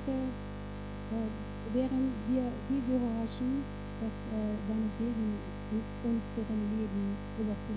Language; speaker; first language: German; non-native, fluent; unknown